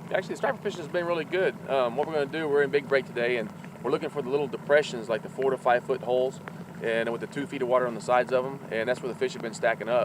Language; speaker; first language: English; native; English